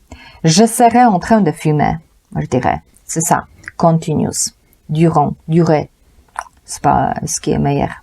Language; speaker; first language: French; non-native, fluent; Polish